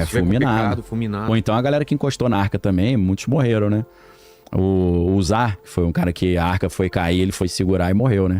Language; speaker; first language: Portuguese; native; Portuguese